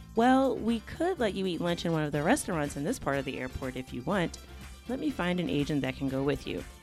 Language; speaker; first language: English; native; English